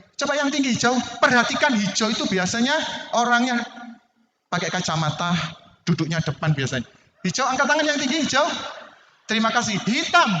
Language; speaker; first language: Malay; non-native, local second language; Javanese